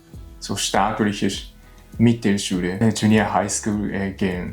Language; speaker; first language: German; non-native, learner; Japanese